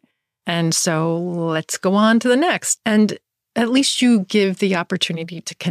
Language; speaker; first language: English; native; English